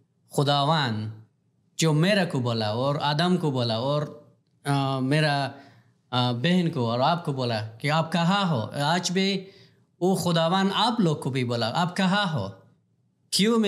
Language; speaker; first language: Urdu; non-native, learner; Pashto